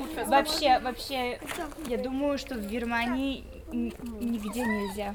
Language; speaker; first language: Russian; early bilingual, heritage; Russian